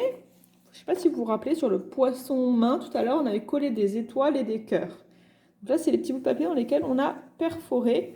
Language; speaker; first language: French; native; French